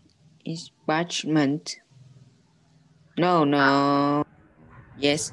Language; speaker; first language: English; non-native, learner; Vietnamese